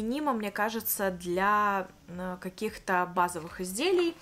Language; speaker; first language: Russian; native; Russian